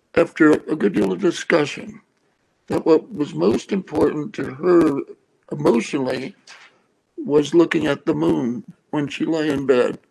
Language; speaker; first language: English; native; English